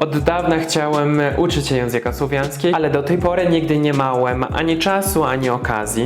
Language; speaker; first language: Polish; non-native, learner; Spanish